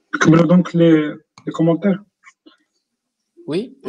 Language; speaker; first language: French; non-native, local second language; Arabic